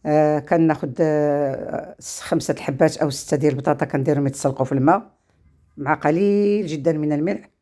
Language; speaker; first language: Arabic; native; Arabic